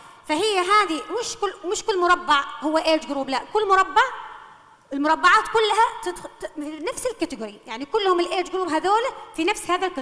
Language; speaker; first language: Arabic; native; Arabic